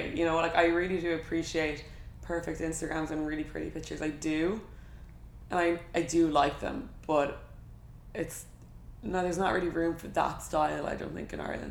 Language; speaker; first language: English; native; English